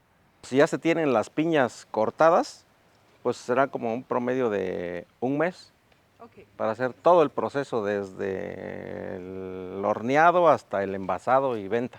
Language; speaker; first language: Spanish; native; Spanish